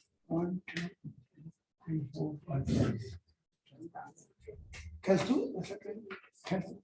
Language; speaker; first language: German; non-native, learner; Urdu